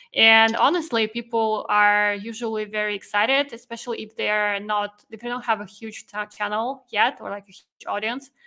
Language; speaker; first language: English; non-native, fluent; Russian